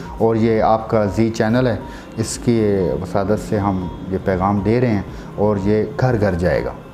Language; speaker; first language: Urdu; non-native, local second language; Punjabi